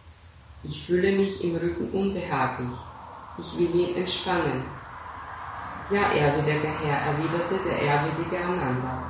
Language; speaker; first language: German; native; German